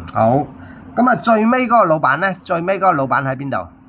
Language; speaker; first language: Cantonese; native; Cantonese